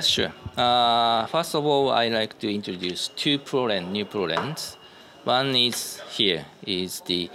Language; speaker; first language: English; non-native, learner; Japanese